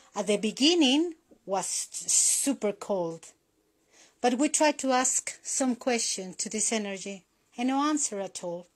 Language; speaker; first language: English; non-native, learner; Spanish